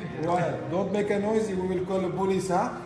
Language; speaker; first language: English; non-native, learner; Arabic